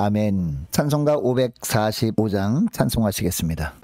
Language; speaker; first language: Korean; native; Korean